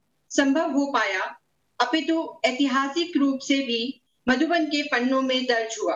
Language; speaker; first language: Hindi; native; Hindi